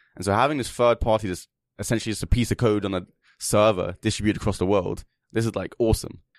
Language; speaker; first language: English; native; English